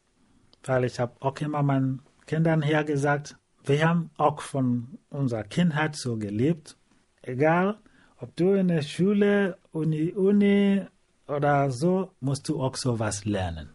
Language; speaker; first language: German; non-native, learner; Igbo